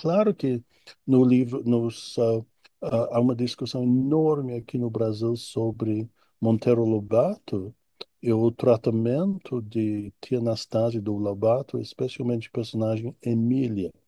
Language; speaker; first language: Portuguese; non-native, fluent; English